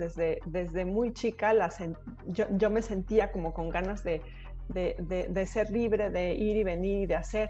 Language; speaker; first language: Spanish; native; Spanish